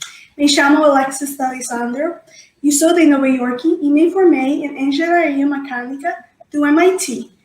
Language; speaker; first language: Portuguese; non-native, fluent; English